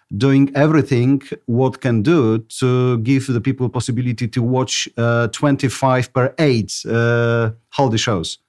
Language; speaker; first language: English; non-native, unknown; Polish